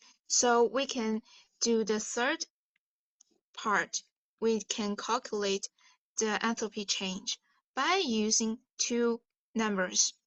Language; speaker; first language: English; non-native, fluent; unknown